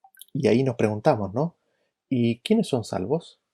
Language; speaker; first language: Spanish; native; Spanish